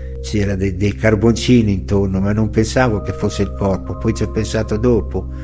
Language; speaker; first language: Italian; native; Italian